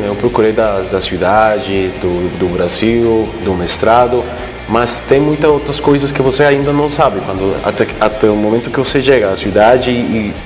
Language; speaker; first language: Portuguese; non-native, fluent; Spanish